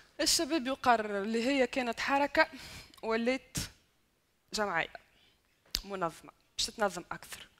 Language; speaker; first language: Arabic; native; Arabic